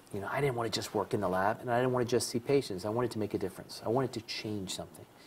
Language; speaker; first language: English; native; English